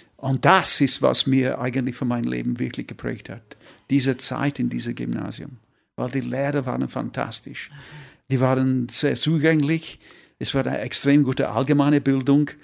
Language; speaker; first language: German; non-native, fluent; English